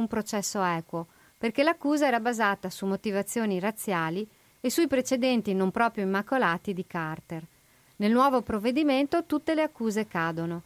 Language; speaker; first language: Italian; native; Italian